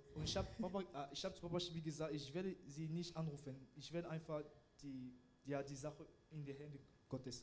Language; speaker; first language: German; non-native, learner; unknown